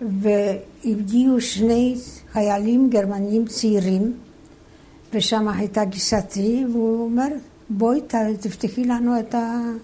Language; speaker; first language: Hebrew; non-native, fluent; Polish